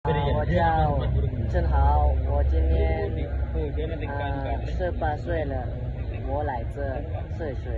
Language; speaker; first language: Chinese; non-native, learner; Indonesian